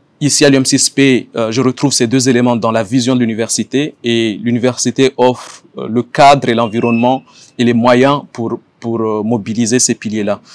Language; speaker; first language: French; non-native, local second language; Ngazidja Comorian